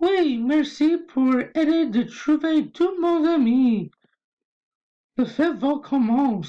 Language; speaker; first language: French; non-native, learner; English